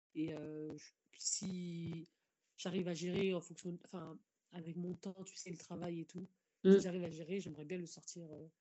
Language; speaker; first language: French; native; French